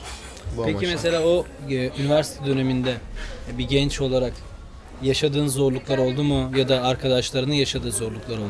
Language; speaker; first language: Turkish; native; Turkish